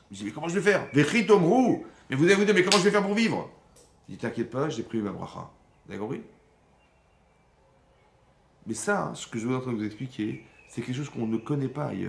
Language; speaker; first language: French; native; French